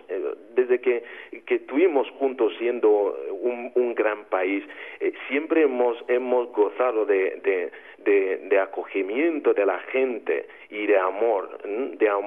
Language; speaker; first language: Spanish; non-native, fluent; Igbo